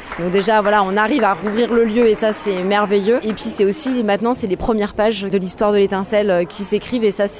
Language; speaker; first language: French; native; French